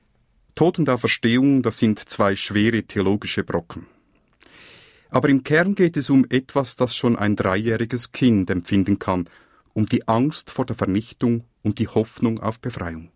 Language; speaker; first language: German; native; German